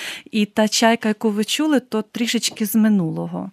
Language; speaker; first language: Ukrainian; native; Ukrainian